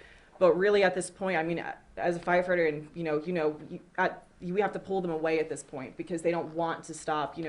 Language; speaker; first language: English; native; English